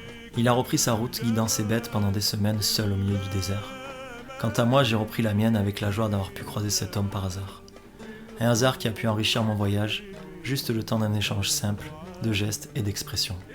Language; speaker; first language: French; native; French